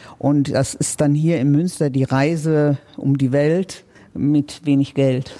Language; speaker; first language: German; native; German